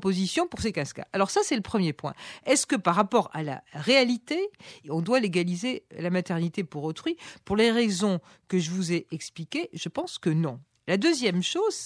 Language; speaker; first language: French; native; French